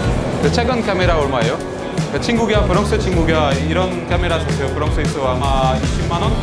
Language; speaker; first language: Korean; non-native, learner; French